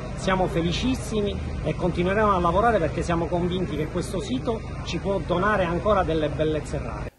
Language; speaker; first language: Italian; native; Italian